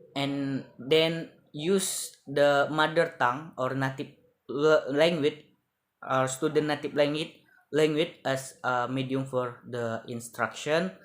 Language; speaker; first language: English; non-native, learner; Indonesian